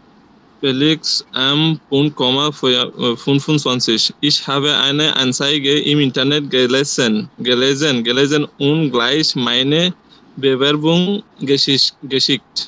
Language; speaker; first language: German; non-native, learner; Bangla